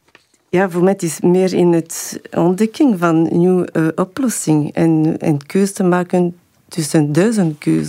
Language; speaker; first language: Dutch; non-native, local second language; French